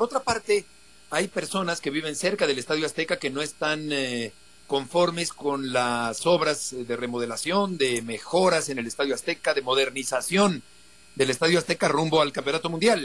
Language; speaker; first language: Spanish; native; Spanish